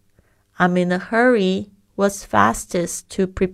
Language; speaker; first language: English; non-native, fluent; Chinese